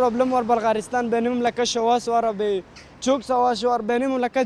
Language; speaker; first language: Turkish; non-native, learner; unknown